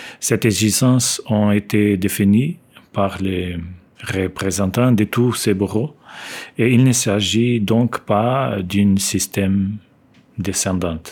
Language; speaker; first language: French; non-native, fluent; Portuguese